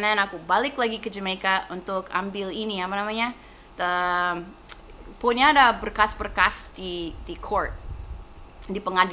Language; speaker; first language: Indonesian; non-native, fluent; English